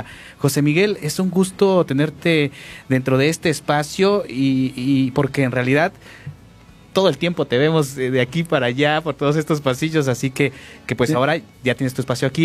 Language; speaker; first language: Spanish; native; Spanish